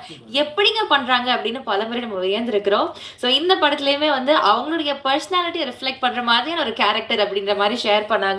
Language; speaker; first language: Tamil; native; Tamil